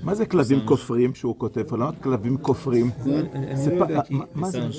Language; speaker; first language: Hebrew; non-native, fluent; French